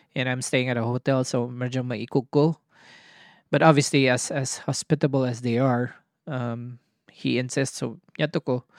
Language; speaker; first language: English; non-native, local second language; Cebuano